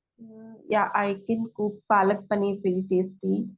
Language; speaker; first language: English; non-native, learner; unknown